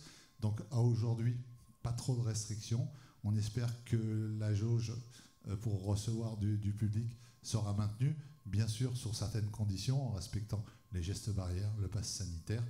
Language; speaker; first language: French; native; French